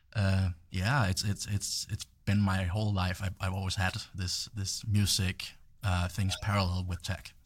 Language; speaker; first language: English; non-native, fluent; Danish